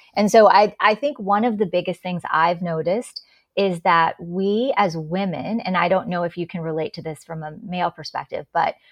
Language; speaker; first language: English; native; English